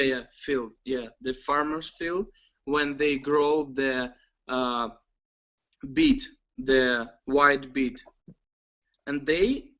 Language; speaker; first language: English; non-native, learner; Ukrainian